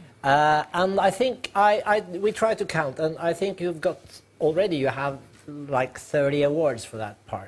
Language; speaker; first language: English; non-native, fluent; Norwegian